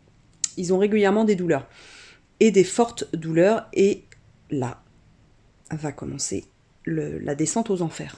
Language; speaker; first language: French; native; French